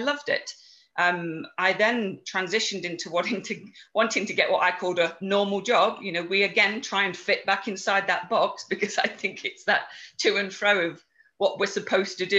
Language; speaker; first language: English; native; English